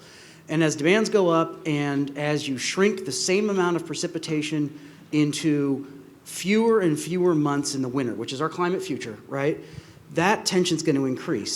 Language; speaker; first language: English; native; English